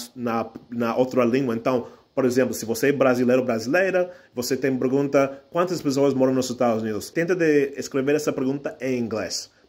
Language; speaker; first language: Portuguese; non-native, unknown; English